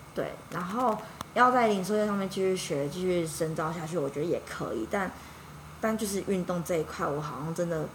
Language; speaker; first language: Chinese; native; Chinese